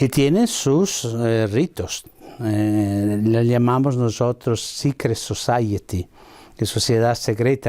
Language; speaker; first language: Spanish; non-native, fluent; Italian